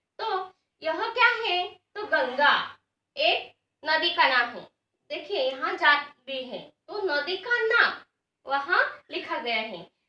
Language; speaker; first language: Hindi; non-native, local second language; Marathi